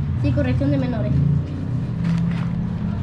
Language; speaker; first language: Spanish; native; Spanish